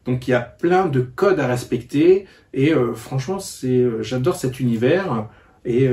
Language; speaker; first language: French; native; French